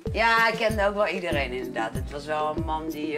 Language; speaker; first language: Dutch; native; Dutch